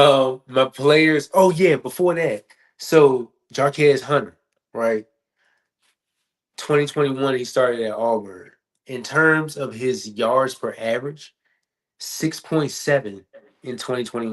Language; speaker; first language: English; native; English